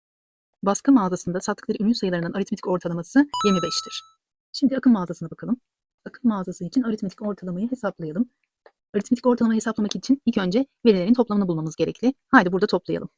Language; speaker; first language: Turkish; native; Turkish